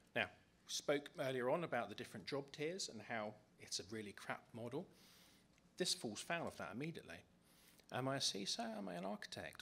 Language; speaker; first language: English; native; English